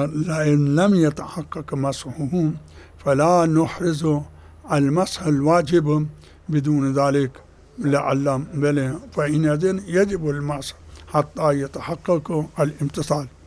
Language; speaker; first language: Arabic; non-native, fluent; Urdu